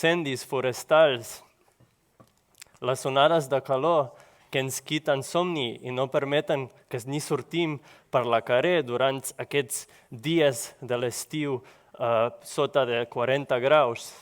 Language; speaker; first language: Catalan; non-native, local second language; Spanish